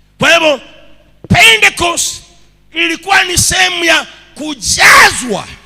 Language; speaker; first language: Swahili; non-native, local second language; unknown